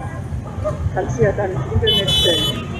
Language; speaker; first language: German; native; German